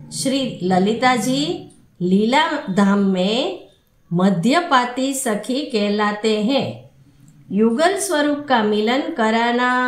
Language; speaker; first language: Hindi; non-native, local second language; Gujarati